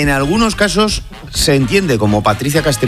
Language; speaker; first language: Spanish; native; Spanish